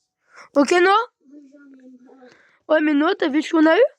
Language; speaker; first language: French; native; French